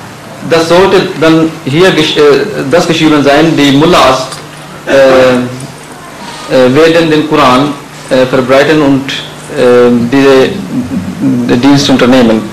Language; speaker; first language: German; non-native, fluent; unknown